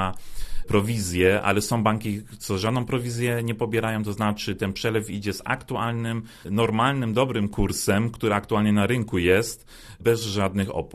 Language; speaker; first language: Polish; early bilingual, other home language; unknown